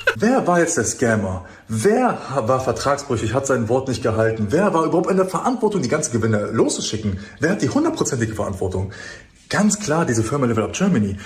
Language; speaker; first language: German; early bilingual, other home language; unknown